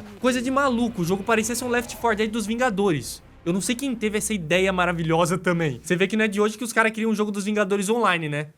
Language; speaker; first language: Portuguese; native; Portuguese